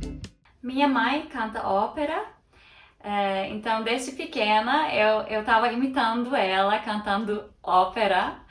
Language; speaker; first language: Portuguese; non-native, fluent; Turkish